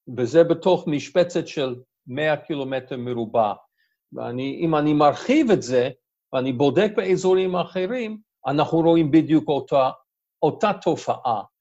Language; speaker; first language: Hebrew; non-native, fluent; English